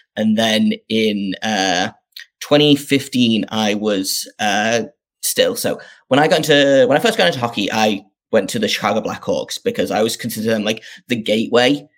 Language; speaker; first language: English; native; English